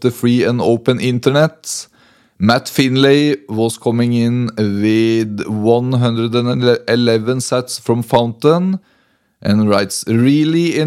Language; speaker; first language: English; non-native, fluent; Norwegian